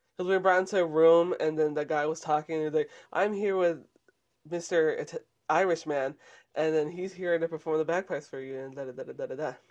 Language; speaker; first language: English; early bilingual, other home language; Spanish